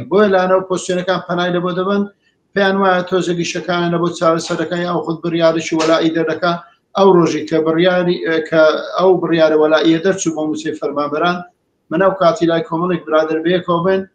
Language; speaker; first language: Central Kurdish; native; Central Kurdish